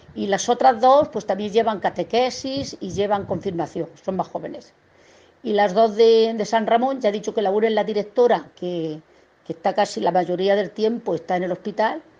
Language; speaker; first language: Spanish; native; Spanish